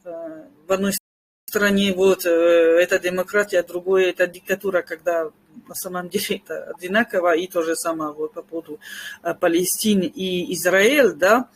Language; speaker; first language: Russian; non-native, fluent; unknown